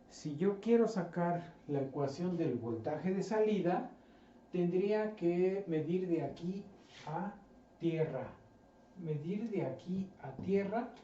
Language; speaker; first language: Spanish; native; Spanish